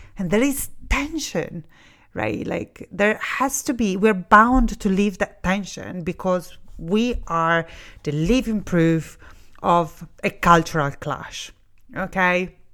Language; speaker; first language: English; non-native, fluent; Italian